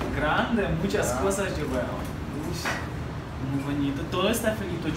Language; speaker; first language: Spanish; non-native, fluent; Ukrainian